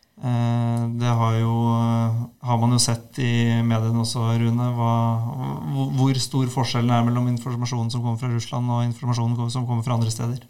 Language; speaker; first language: Norwegian; native; Norwegian